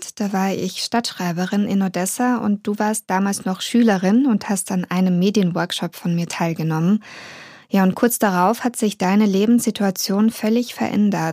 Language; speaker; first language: German; native; German